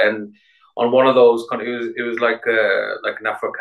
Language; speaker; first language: English; native; English